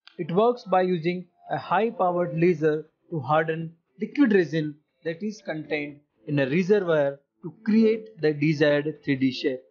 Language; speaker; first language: English; non-native, local second language; Hindi